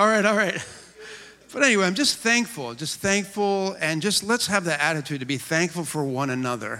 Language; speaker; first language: English; native; English